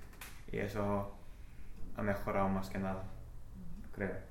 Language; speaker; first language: Spanish; non-native, fluent; English